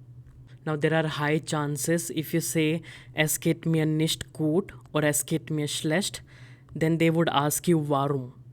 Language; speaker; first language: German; non-native, fluent; Hindi